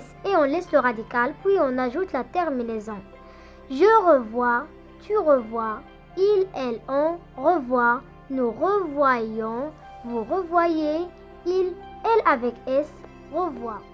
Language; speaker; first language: French; non-native, fluent; Arabic